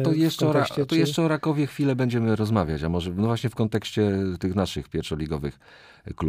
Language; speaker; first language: Polish; native; Polish